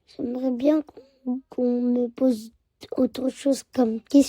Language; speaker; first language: French; early bilingual, other home language; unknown